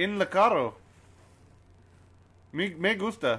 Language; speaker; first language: Spanish; non-native, learner; English